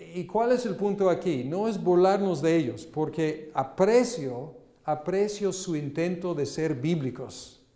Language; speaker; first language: Spanish; non-native, fluent; English